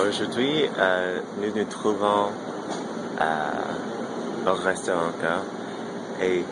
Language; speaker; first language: French; non-native, learner; English